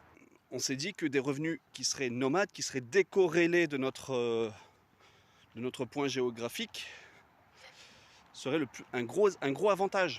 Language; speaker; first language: French; native; French